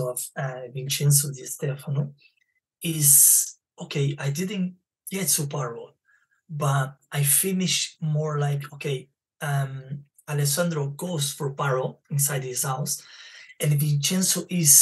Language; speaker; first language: English; non-native, learner; Portuguese